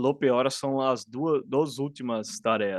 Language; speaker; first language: Spanish; non-native, learner; Portuguese